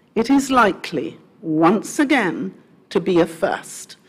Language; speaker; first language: English; native; English